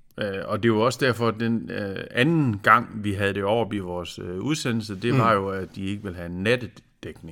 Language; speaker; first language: Danish; native; Danish